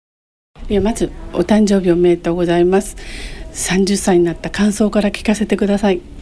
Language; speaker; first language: Japanese; native; Japanese